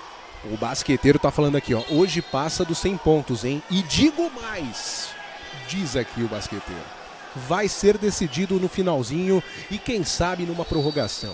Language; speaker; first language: Portuguese; native; Portuguese